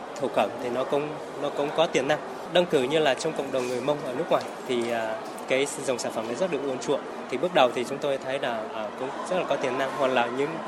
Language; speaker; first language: Vietnamese; non-native, local second language; Hmong